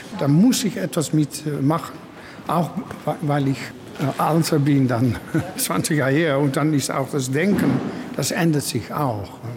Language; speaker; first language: German; non-native, learner; Dutch